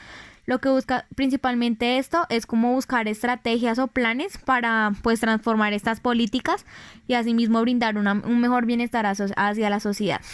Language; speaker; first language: Spanish; native; Spanish